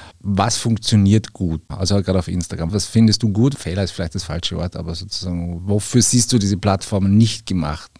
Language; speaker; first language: German; native; German